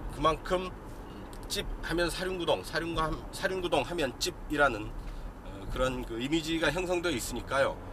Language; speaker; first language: Korean; native; Korean